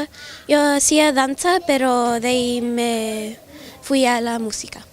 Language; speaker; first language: Spanish; non-native, learner; English